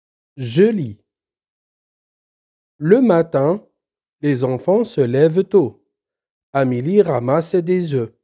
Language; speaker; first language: French; non-native, local second language; Arabic